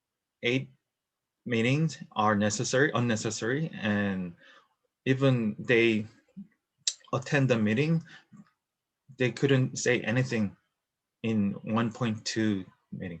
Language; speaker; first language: English; non-native, learner; Korean